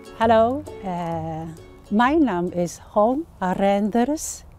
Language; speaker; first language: Dutch; non-native, learner; Chinese